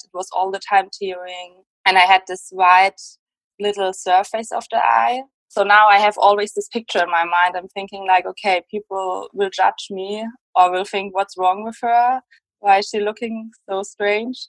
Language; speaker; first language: English; non-native, fluent; German